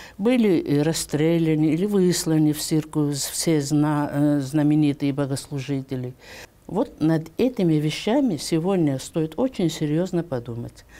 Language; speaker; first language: Russian; non-native, local second language; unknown